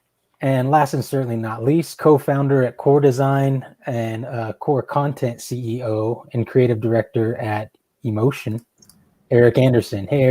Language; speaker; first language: English; native; English